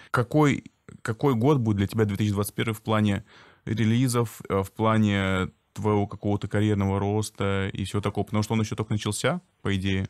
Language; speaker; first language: Russian; native; Russian